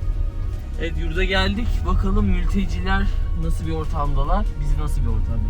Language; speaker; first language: Turkish; native; Turkish